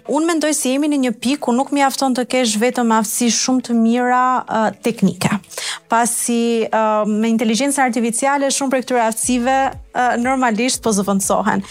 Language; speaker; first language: Albanian; native; Albanian